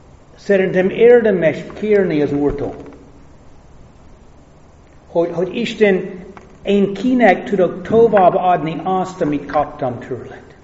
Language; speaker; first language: Hungarian; non-native, fluent; English